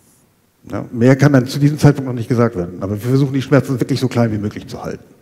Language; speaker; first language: German; native; German